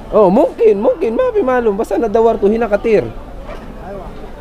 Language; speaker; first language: Arabic; non-native, learner; Filipino